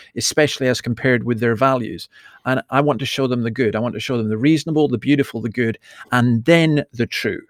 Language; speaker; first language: English; native; English